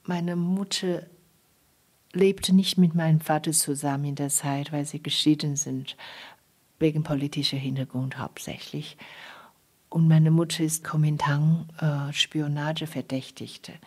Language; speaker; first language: German; non-native, fluent; Chinese